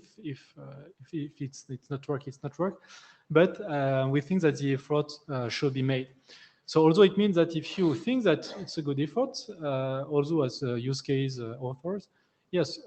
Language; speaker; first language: English; non-native, fluent; French